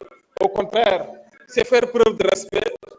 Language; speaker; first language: French; non-native, local second language; Wolof